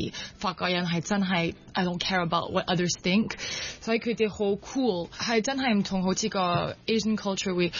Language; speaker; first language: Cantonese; early bilingual, heritage; French